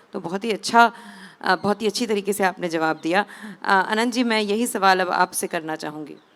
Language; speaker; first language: Hindi; native; Hindi